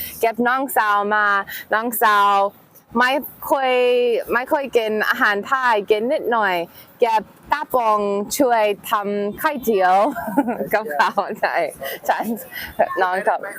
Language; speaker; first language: Thai; non-native, learner; English